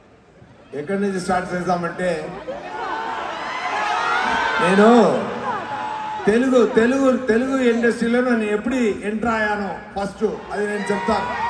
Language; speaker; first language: Telugu; non-native, learner; Tamil